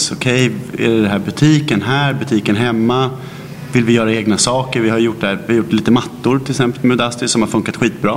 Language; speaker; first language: Swedish; native; Swedish